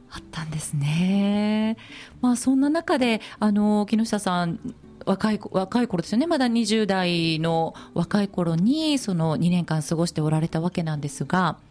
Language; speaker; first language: Japanese; native; Japanese